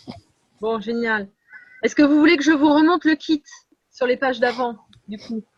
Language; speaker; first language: French; native; French